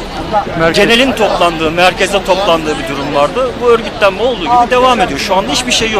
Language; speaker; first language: Turkish; native; Turkish